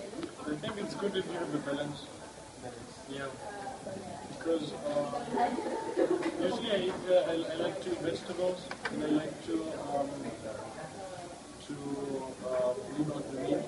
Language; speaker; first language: English; non-native, fluent; German